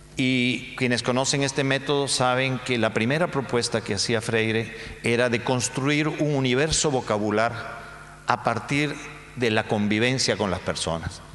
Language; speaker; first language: Spanish; native; Spanish